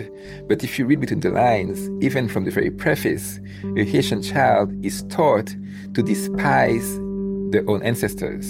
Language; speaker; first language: English; non-native, fluent; Haitian Creole